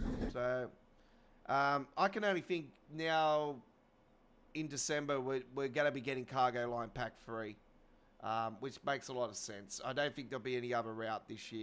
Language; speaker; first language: English; native; English